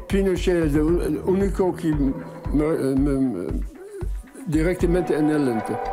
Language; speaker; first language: Spanish; non-native, learner; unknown